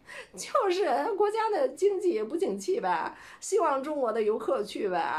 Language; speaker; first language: Chinese; native; Chinese